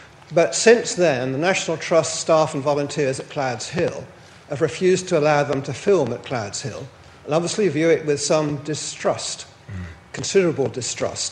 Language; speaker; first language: English; native; English